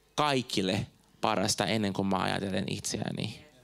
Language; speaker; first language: Finnish; non-native, fluent; Portuguese